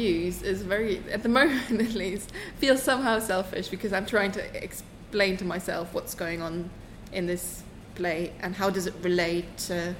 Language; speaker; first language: English; non-native, fluent; German